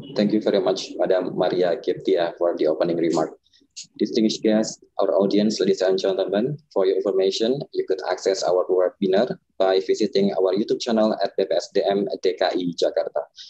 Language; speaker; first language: English; non-native, fluent; Indonesian